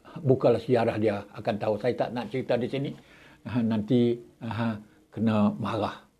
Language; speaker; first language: Malay; native; Malay